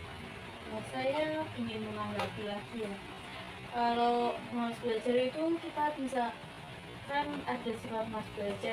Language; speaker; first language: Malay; non-native, local second language; Javanese